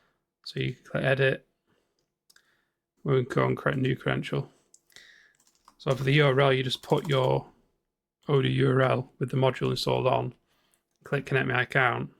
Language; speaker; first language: English; native; English